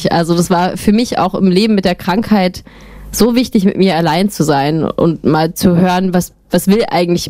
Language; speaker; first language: German; native; German